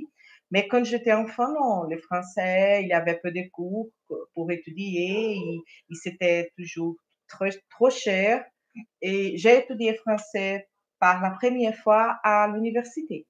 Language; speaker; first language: French; non-native, fluent; Portuguese